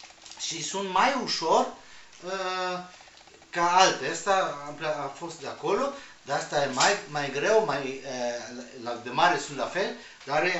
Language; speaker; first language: Romanian; non-native, learner; Spanish